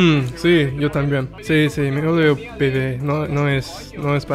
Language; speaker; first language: Spanish; non-native, learner; English